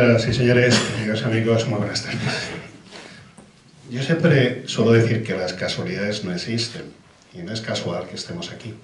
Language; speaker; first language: Spanish; native; Spanish